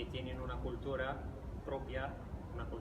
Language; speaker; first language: Spanish; non-native, fluent; Riffian